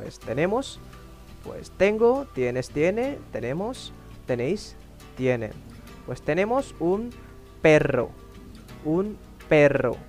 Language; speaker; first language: Spanish; non-native, fluent; Indonesian